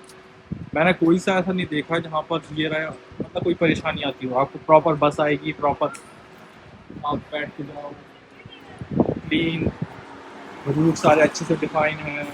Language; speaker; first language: Hindi; native; Hindi